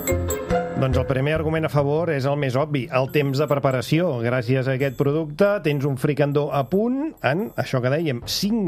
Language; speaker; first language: Catalan; native; Catalan